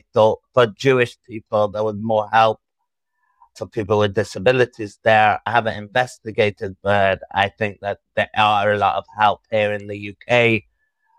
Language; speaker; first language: English; native; English